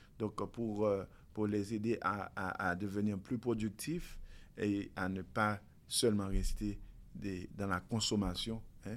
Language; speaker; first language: French; non-native, local second language; Haitian Creole